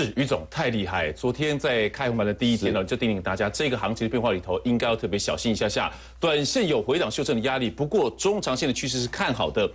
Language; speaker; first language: Chinese; native; Chinese